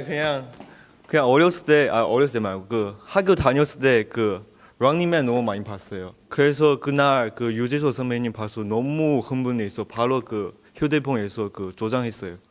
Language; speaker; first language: Korean; non-native, fluent; Chinese